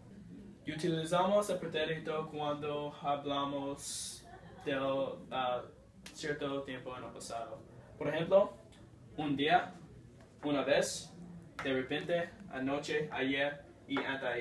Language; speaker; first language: Spanish; non-native, learner; English